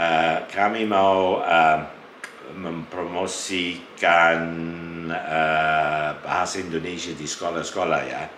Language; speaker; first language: Indonesian; non-native, fluent; English